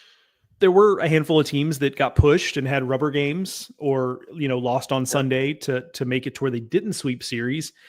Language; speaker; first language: English; native; English